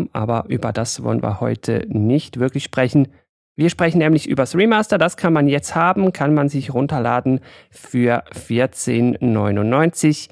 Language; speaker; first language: German; native; German